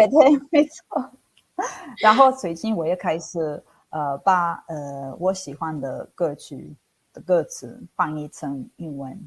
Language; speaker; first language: Chinese; non-native, fluent; Italian